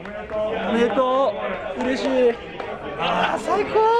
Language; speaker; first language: Japanese; native; Japanese